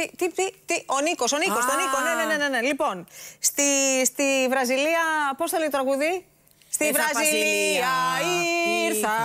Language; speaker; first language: Greek; native; Greek